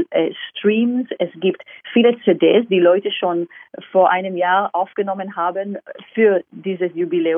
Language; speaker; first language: German; non-native, fluent; Hebrew